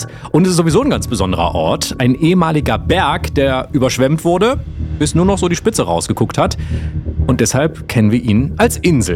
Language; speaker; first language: German; native; German